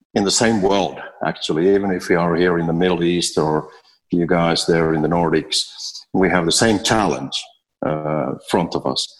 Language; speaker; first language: English; non-native, fluent; Finnish